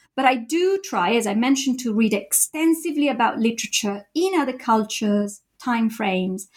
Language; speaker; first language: English; non-native, fluent; Italian